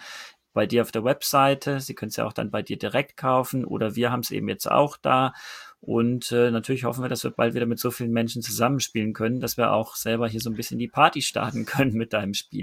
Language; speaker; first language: German; native; German